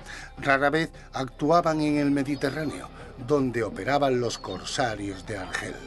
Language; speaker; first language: Spanish; native; Spanish